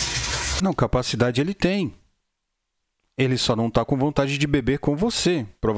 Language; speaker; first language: Portuguese; native; Portuguese